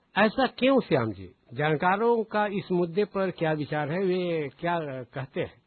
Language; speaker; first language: Hindi; native; Hindi